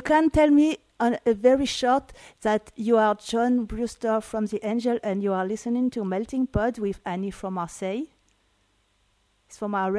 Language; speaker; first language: English; non-native, learner; French